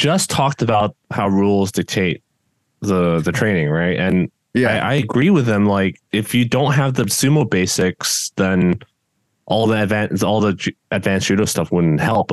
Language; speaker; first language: English; non-native, local second language; Cantonese